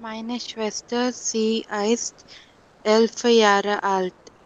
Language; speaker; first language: German; non-native, learner; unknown